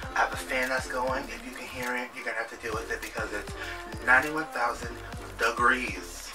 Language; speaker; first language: English; native; English